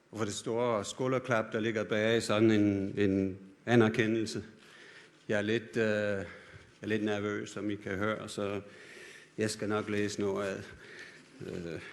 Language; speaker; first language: Danish; early bilingual, heritage; English